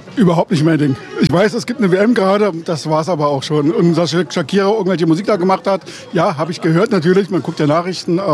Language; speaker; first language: German; native; German